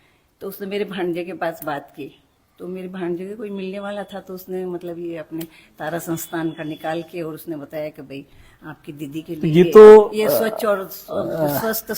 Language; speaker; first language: Hindi; native; Hindi